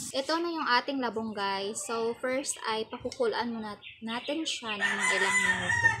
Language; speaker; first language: Filipino; non-native, local second language; Cebuano